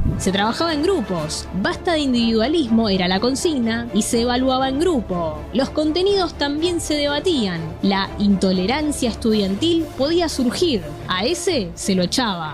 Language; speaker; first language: Spanish; native; Spanish